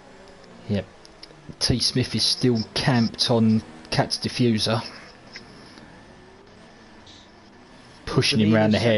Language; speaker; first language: English; native; English